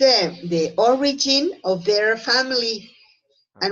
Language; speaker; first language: English; non-native, fluent; Spanish